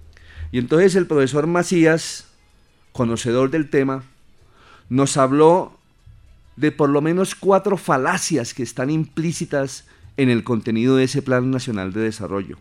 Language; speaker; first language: Spanish; native; Spanish